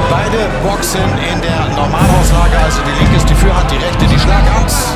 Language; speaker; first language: German; native; German